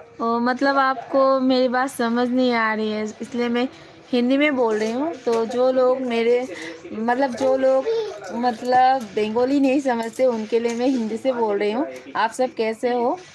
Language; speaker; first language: Hindi; non-native, local second language; Bangla